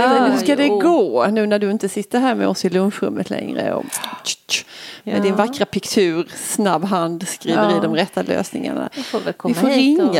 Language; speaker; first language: Swedish; native; Swedish